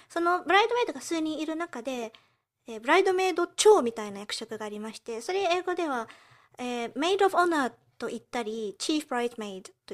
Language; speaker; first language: Japanese; early bilingual, heritage; Japanese